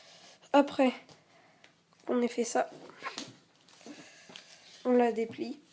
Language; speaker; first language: French; native; French